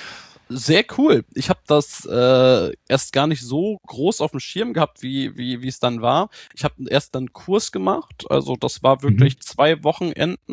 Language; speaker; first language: German; native; German